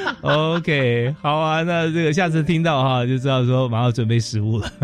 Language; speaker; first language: Chinese; native; Chinese